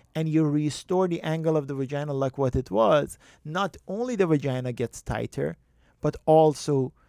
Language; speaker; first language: English; non-native, fluent; Persian